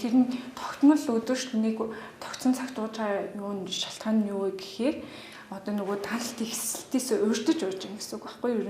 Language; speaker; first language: Mongolian; native; Mongolian